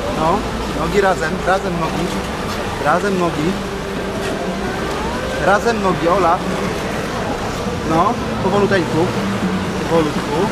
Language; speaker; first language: Polish; native; Polish